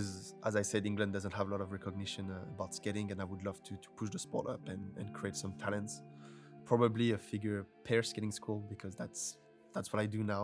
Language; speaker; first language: English; non-native, fluent; French